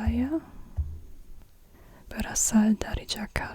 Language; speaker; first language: Indonesian; non-native, learner; German